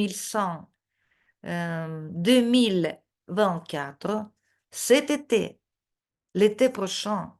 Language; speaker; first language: French; non-native, fluent; Russian